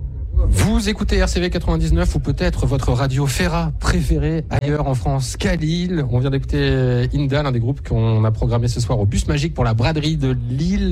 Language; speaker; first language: French; native; French